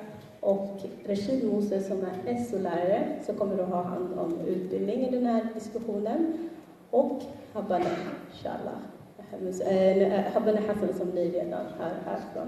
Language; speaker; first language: Swedish; early bilingual, other home language; Somali